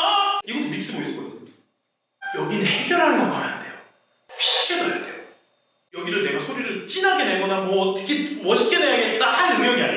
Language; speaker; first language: Korean; native; Korean